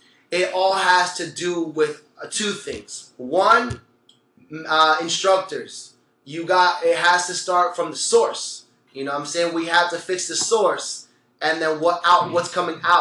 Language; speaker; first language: English; early bilingual, other home language; Spanish